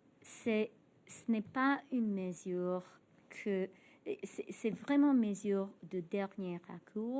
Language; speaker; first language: French; non-native, fluent; English